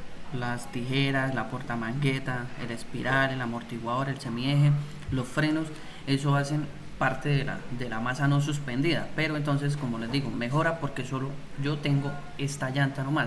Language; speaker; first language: Spanish; native; Spanish